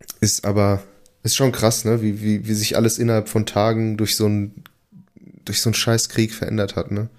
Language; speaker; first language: German; early bilingual, other home language; Portuguese